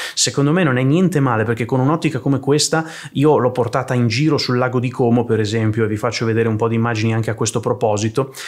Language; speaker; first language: Italian; native; Italian